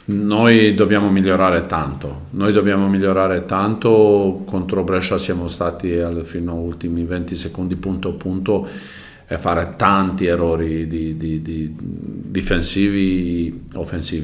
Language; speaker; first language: Italian; non-native, learner; Croatian